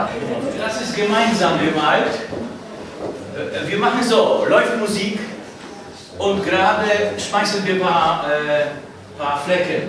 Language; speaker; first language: German; non-native, fluent; Polish